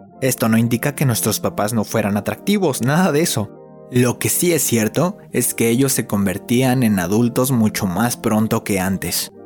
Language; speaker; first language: Spanish; native; Spanish